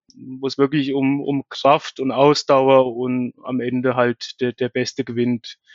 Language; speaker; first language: German; native; German